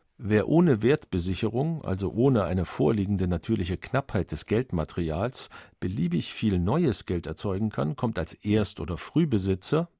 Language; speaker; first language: German; native; German